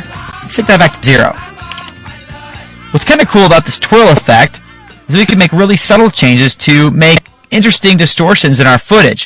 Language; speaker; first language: English; native; English